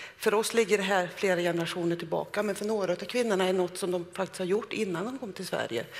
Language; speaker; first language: Swedish; native; Swedish